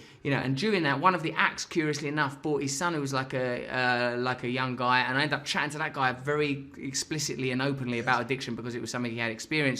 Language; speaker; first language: English; native; English